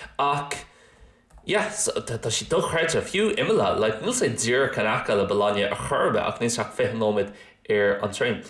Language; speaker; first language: Irish; non-native, local second language; English